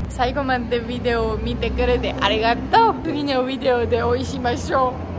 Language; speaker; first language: Japanese; non-native, learner; Georgian